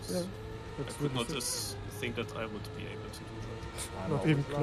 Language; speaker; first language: English; non-native, learner; German